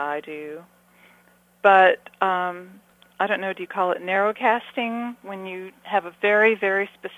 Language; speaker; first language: English; native; English